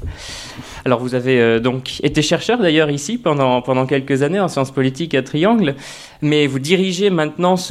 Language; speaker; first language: French; native; French